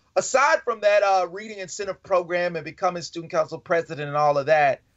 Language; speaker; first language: English; native; English